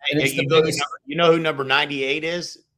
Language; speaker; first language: English; native; English